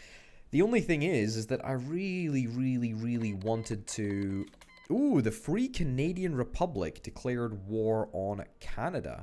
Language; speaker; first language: English; native; English